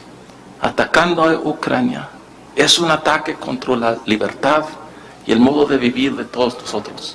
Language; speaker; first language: Spanish; early bilingual, heritage; Spanish